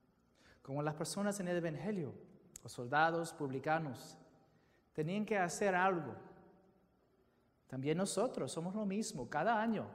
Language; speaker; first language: Spanish; non-native, fluent; English